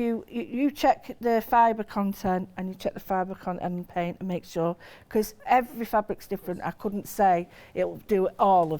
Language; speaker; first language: English; native; English